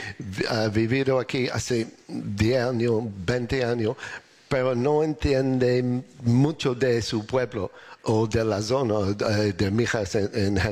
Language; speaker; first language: Spanish; non-native, learner; English